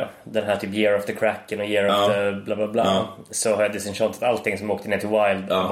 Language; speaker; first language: Swedish; native; Swedish